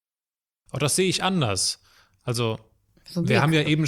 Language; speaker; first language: German; native; German